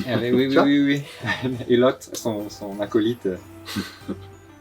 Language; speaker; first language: French; native; French